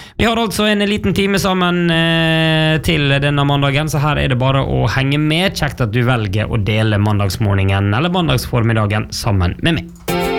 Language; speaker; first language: Norwegian; native; Norwegian